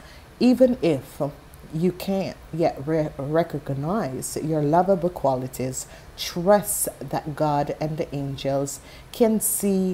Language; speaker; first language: English; non-native, fluent; Dutch